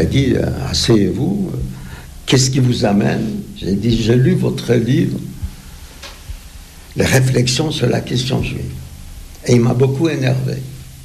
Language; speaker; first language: French; non-native, fluent; Polish